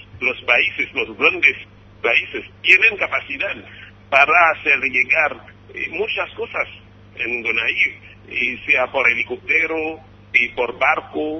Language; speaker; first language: Spanish; non-native, fluent; Haitian Creole